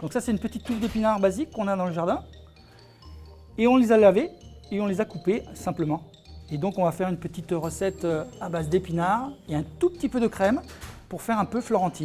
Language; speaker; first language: French; native; French